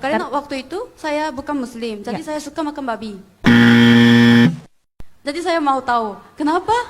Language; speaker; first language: Indonesian; non-native, fluent; Korean